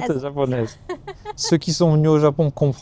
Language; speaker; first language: French; native; French